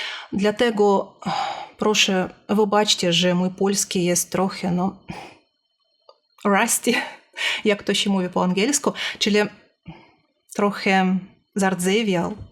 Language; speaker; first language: Polish; non-native, fluent; Russian